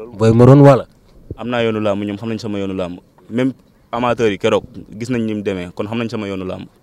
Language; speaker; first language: Wolof; native; Wolof